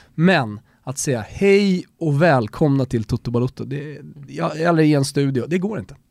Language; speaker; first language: Swedish; native; Swedish